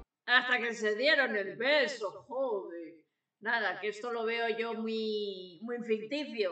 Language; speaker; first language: Spanish; native; Spanish